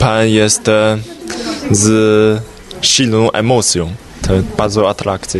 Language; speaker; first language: Polish; non-native, learner; Chinese